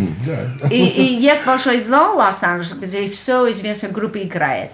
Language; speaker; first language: Russian; non-native, learner; English